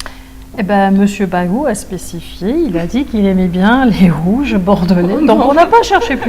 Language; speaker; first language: French; native; French